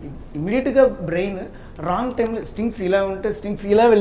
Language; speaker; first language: Telugu; non-native, learner; Tamil